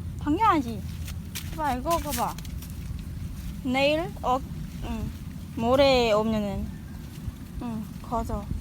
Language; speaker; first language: Korean; non-native, learner; Khmer